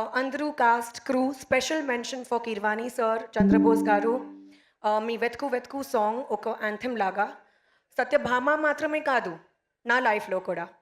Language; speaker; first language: Telugu; non-native, learner; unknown